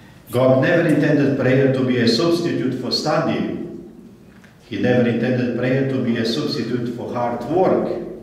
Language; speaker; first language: English; non-native, fluent; Slovenian